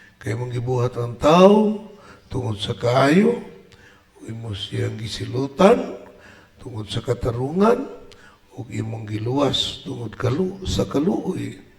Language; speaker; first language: Cebuano; native; Cebuano